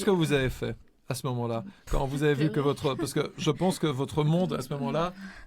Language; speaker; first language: French; native; French